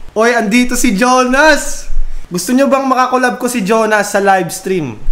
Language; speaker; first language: Filipino; native; Filipino